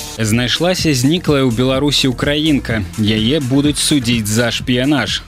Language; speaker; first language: Belarusian; native; Belarusian